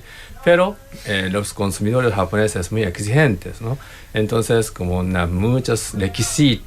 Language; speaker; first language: Spanish; non-native, learner; Japanese